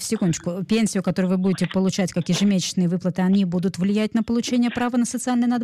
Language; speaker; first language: Russian; native; Russian